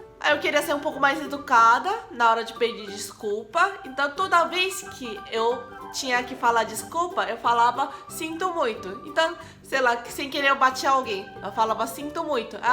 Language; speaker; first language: Portuguese; non-native, fluent; Korean